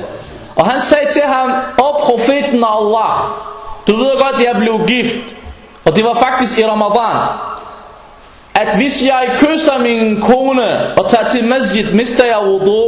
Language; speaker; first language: Danish; non-native, fluent; Arabic